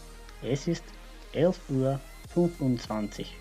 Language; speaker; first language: German; non-native, fluent; Macedonian